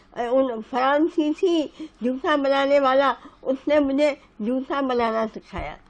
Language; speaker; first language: Urdu; native; Urdu